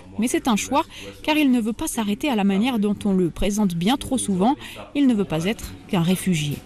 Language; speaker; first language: French; native; French